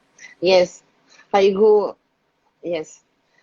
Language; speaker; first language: English; non-native, learner; French